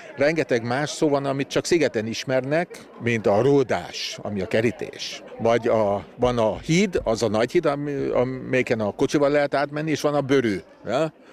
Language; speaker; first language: Hungarian; native; Hungarian